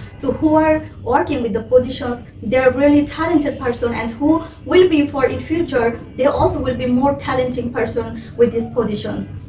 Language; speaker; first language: English; non-native, local second language; Bangla